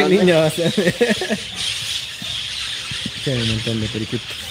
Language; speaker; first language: Spanish; native; Spanish